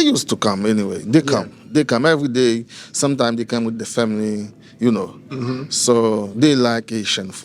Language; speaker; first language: English; non-native, learner; Haitian Creole